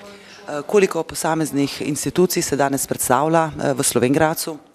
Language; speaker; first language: Slovenian; native; Slovenian